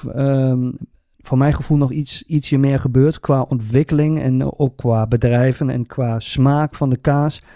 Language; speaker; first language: Dutch; native; Dutch